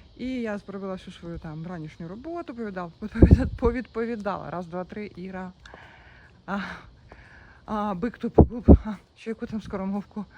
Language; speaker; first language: Ukrainian; native; Ukrainian